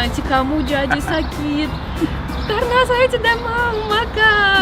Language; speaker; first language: Indonesian; non-native, learner; Russian